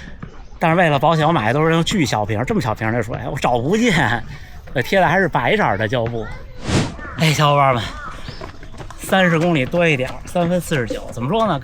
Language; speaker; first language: Chinese; native; Chinese